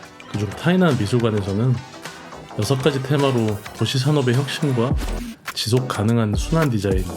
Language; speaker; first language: Korean; native; Korean